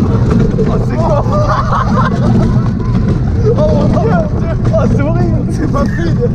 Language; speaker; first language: French; native; French